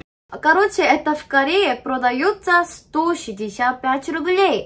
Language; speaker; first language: Russian; non-native, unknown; Korean